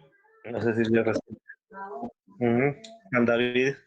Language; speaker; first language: Spanish; native; Spanish